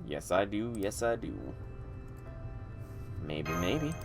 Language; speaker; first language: English; native; English